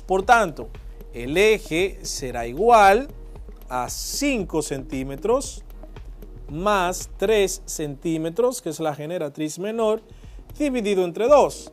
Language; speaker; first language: Spanish; native; Spanish